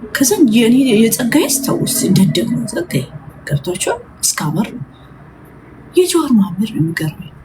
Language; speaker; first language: Amharic; non-native, local second language; Oromo